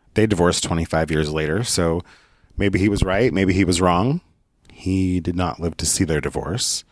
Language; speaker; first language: English; early bilingual, other home language; Italian